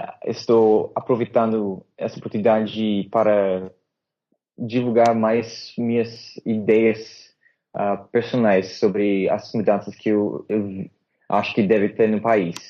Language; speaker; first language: Portuguese; non-native, fluent; English